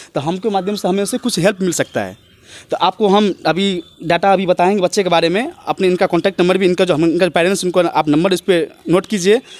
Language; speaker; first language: Hindi; native; Hindi